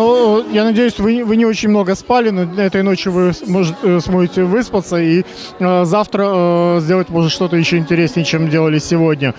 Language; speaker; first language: Russian; native; Russian